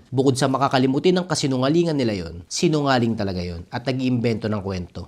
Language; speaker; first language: Filipino; native; Filipino